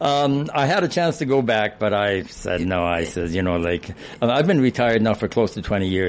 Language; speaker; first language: English; native; English